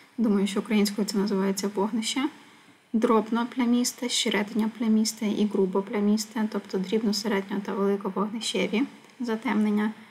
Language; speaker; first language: Ukrainian; native; Ukrainian